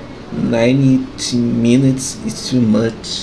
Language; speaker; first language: English; non-native, fluent; Portuguese